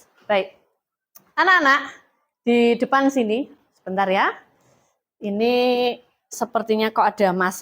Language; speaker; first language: Indonesian; native; Indonesian